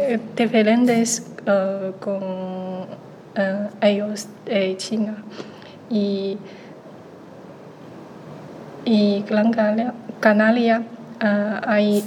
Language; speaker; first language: Spanish; non-native, learner; Chinese